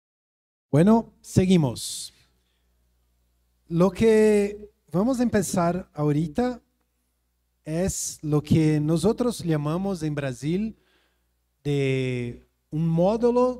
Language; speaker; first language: Spanish; non-native, fluent; Portuguese